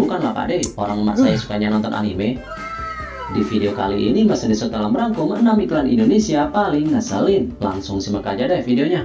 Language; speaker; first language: Indonesian; native; Indonesian